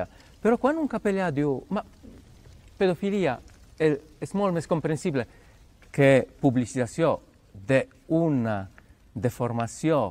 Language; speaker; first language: Catalan; non-native, fluent; Polish